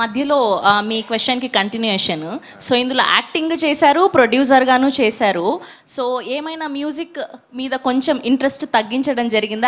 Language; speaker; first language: Telugu; native; Telugu